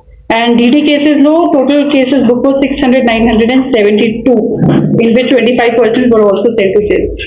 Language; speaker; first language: English; non-native, local second language; Telugu